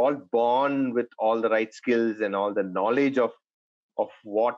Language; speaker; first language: English; non-native, local second language; Tamil